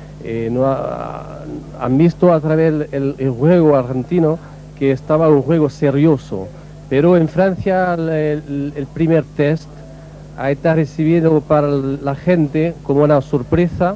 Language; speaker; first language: Spanish; non-native, learner; French